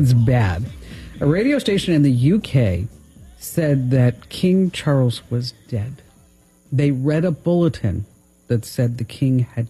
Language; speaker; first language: English; native; English